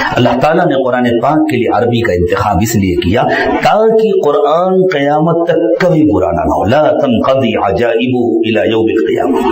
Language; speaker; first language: Urdu; native; Urdu